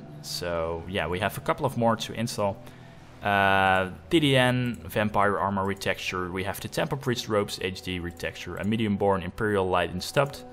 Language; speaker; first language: English; non-native, fluent; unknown